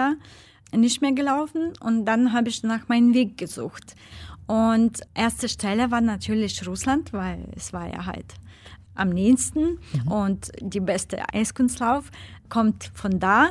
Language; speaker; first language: German; non-native, fluent; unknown